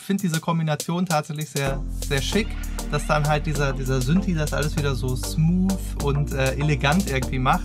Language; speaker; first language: German; native; German